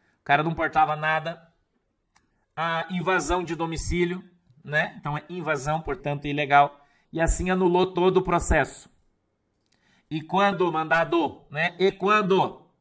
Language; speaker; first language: Portuguese; native; Portuguese